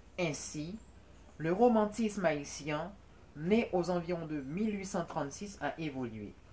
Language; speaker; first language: French; non-native, local second language; Haitian Creole